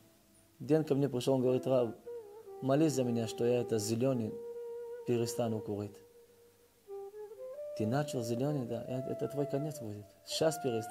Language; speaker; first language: Russian; early bilingual, heritage; Russian